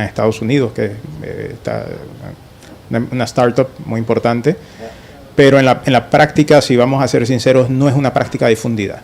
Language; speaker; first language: Spanish; native; Spanish